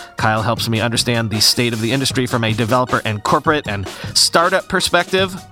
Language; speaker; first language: English; native; English